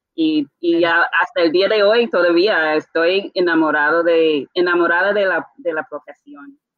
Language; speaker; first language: Spanish; non-native, fluent; English